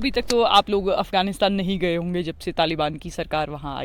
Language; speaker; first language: Hindi; native; Hindi